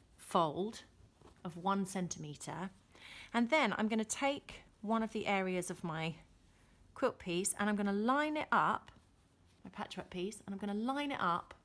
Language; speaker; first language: English; native; English